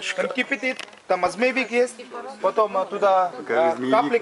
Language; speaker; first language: Russian; non-native, learner; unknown